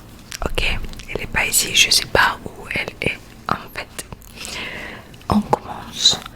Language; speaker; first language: French; non-native, learner; Spanish